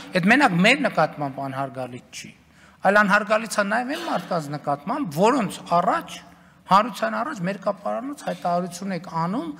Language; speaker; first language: Armenian; native; Armenian